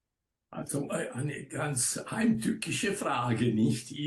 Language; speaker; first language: German; non-native, local second language; Italian